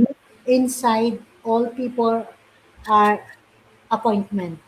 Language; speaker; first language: English; non-native, local second language; Filipino